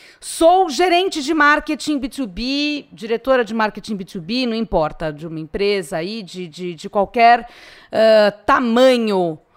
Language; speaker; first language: Portuguese; native; Portuguese